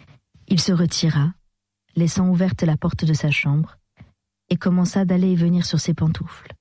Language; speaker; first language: French; native; French